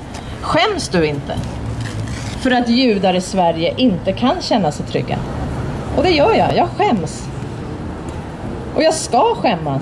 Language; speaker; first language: Swedish; native; Swedish